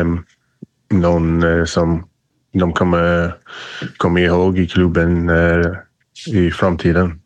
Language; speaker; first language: Swedish; non-native, learner; English